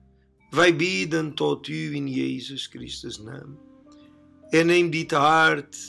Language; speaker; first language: Dutch; non-native, learner; Portuguese